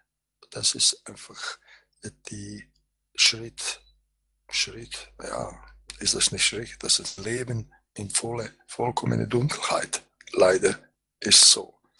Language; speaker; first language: German; non-native, fluent; Croatian